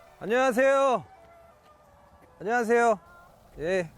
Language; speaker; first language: Korean; native; Korean